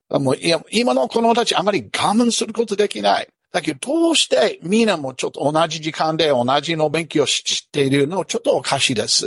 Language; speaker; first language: Japanese; non-native, fluent; English